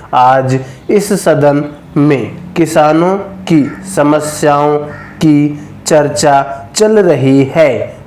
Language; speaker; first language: Hindi; native; Hindi